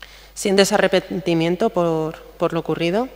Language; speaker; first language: Spanish; native; Spanish